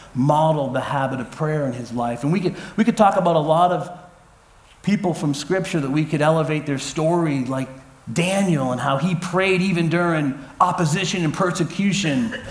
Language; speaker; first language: English; native; English